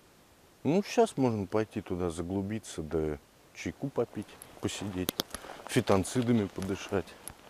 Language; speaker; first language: Russian; native; Russian